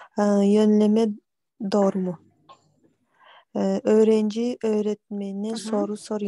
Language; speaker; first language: Turkish; non-native, learner; Kyrgyz